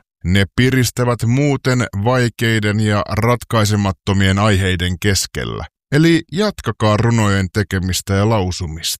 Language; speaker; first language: Finnish; native; Finnish